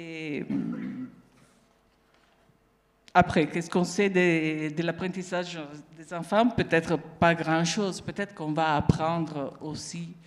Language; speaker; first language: French; non-native, fluent; Italian